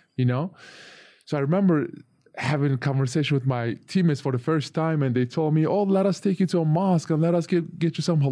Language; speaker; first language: English; non-native, fluent; Turkish